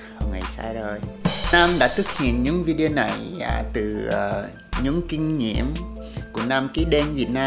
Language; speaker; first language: Vietnamese; non-native, fluent; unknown